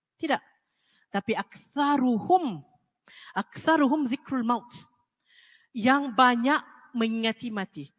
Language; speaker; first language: Malay; native; Malay